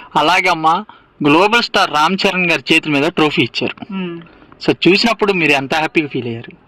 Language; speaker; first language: Telugu; native; Telugu